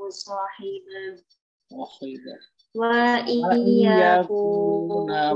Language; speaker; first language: Arabic; non-native, fluent; Indonesian